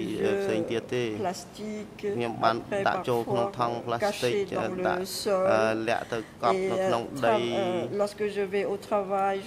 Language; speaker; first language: French; non-native, local second language; Khmer